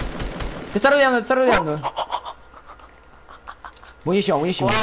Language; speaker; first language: Spanish; native; Spanish